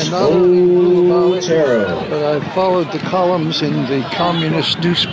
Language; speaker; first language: English; native; English